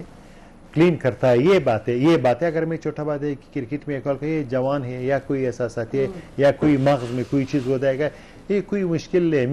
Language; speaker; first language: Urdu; non-native, learner; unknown